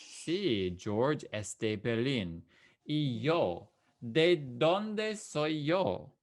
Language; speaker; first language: Spanish; non-native, fluent; English